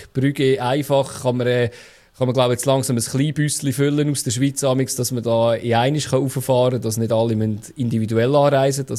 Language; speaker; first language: German; native; German